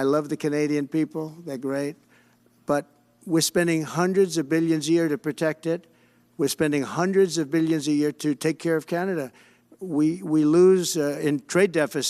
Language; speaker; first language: English; native; English